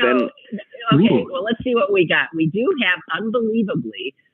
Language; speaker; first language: English; native; English